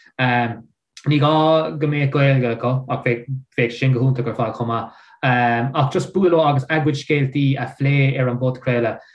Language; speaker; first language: Irish; non-native, local second language; English